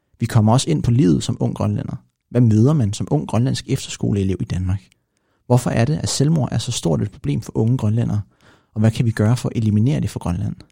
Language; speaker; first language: Danish; native; Danish